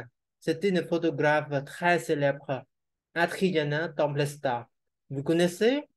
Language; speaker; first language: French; non-native, learner; Khmer